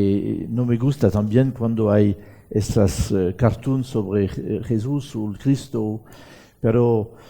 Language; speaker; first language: Spanish; non-native, fluent; French